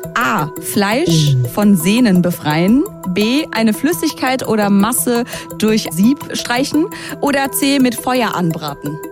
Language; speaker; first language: German; early bilingual, other home language; Turkish